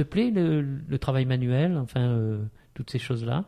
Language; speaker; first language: French; native; French